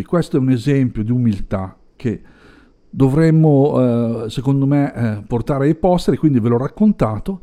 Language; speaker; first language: Italian; native; Italian